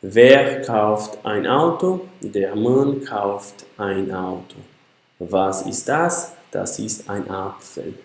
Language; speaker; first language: German; non-native, learner; Portuguese